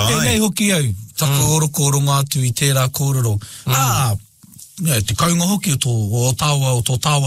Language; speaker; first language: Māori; non-native, local second language; English